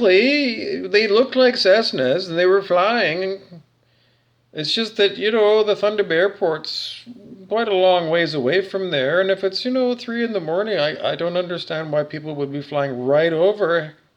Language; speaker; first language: English; native; English